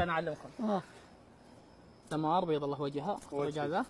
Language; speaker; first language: Arabic; native; Arabic